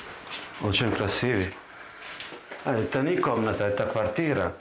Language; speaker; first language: Russian; non-native, learner; Italian